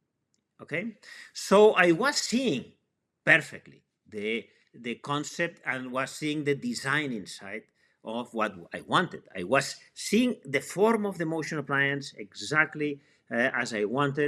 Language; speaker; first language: English; non-native, fluent; Spanish